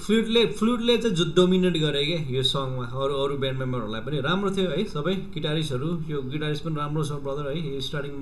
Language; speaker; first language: Nepali; native; Nepali